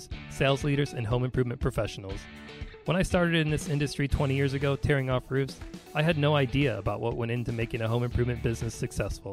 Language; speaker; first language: English; native; English